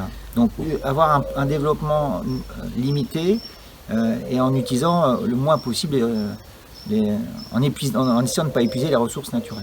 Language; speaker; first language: French; native; French